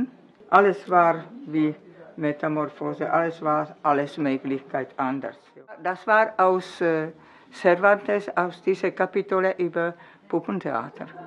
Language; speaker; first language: German; non-native, learner; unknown